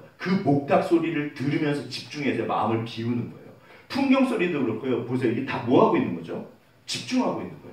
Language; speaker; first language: Korean; native; Korean